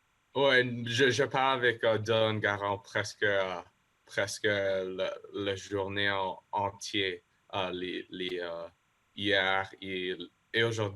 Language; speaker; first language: French; non-native, local second language; English